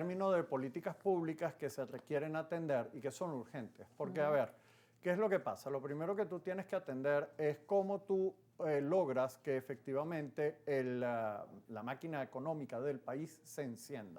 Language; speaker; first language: Spanish; native; Spanish